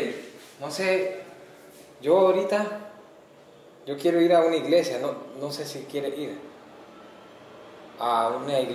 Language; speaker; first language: Spanish; native; Spanish